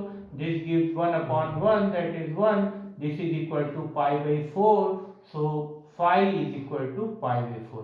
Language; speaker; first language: English; non-native, local second language; Hindi